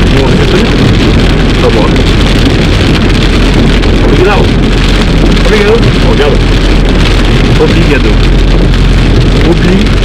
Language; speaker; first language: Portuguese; non-native, learner; French